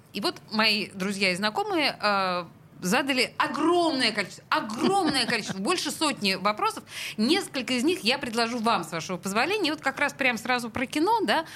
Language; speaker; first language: Russian; native; Russian